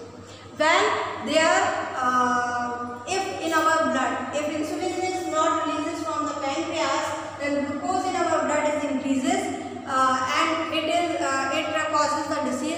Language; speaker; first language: English; non-native, local second language; Hindi